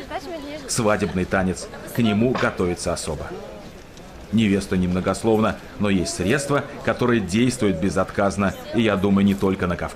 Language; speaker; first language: Russian; native; Russian